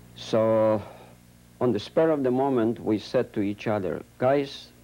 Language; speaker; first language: English; non-native, fluent; Yiddish